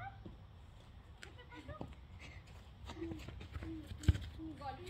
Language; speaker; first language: Spanish; native; Spanish